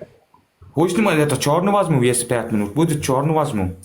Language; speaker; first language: Russian; non-native, learner; Turkmen